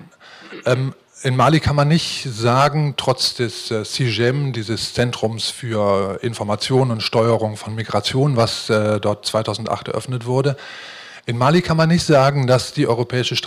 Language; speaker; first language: German; native; German